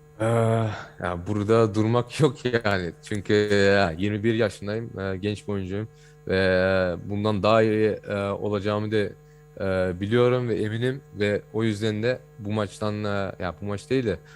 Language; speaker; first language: Turkish; early bilingual, heritage; Turkish